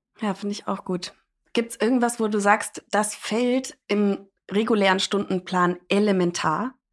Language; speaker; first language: German; early bilingual, other home language; English